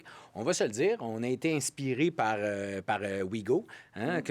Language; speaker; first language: French; native; French